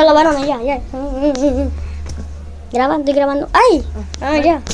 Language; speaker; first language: Spanish; native; Spanish